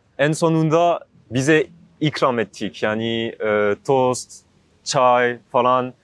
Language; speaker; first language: Turkish; non-native, learner; French